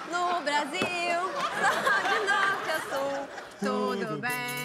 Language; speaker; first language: Portuguese; native; Portuguese